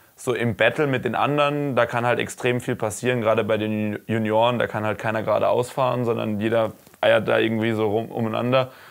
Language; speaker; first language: German; native; German